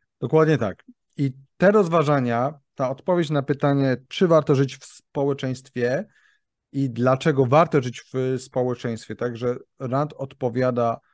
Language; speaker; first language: Polish; native; Polish